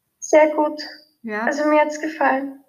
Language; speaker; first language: German; early bilingual, other home language; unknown